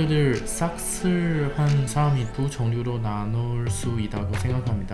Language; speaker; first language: Korean; non-native, learner; Chinese